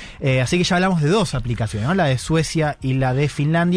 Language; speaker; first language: Spanish; native; Spanish